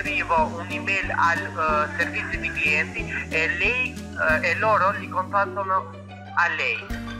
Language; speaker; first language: Italian; non-native, local second language; Albanian